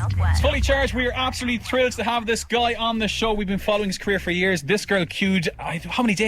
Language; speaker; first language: English; native; English